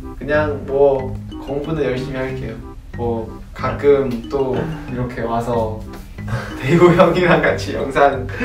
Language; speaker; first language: Korean; early bilingual, other home language; Chinese